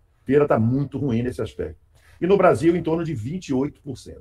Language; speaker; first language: Portuguese; native; Portuguese